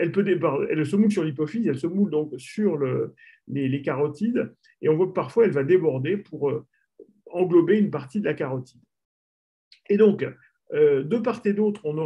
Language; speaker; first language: French; native; French